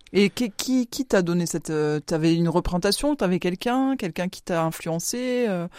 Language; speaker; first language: French; native; French